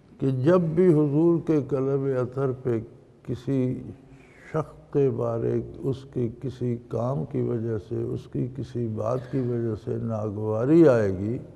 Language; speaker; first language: Urdu; non-native, local second language; Punjabi